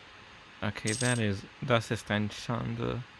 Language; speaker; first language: German; non-native, learner; English